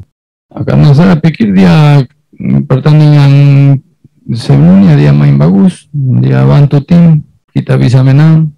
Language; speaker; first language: Indonesian; non-native, fluent; Spanish